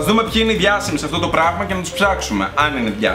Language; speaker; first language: Greek; native; Greek